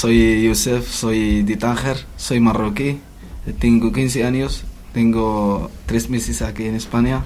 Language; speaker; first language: Spanish; non-native, learner; Arabic